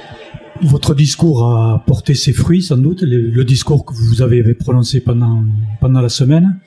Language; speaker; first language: French; native; French